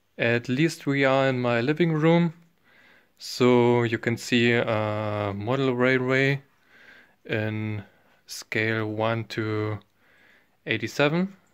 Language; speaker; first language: English; non-native, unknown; German